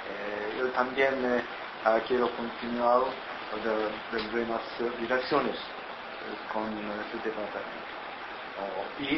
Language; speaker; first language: Spanish; non-native, learner; Japanese